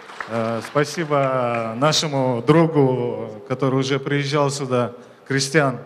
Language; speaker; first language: Russian; non-native, local second language; Kyrgyz